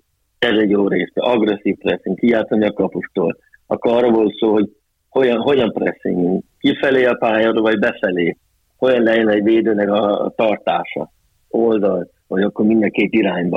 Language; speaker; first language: Hungarian; early bilingual, heritage; Hungarian